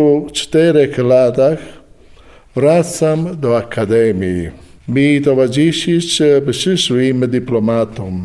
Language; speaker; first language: Polish; non-native, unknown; Italian